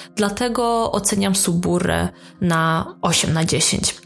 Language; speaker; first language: Polish; early bilingual, heritage; Italian